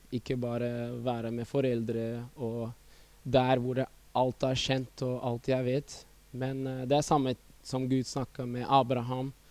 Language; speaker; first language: Norwegian; non-native, fluent; Estonian